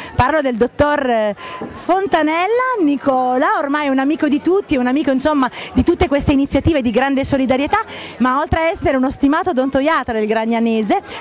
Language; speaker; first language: Italian; native; Italian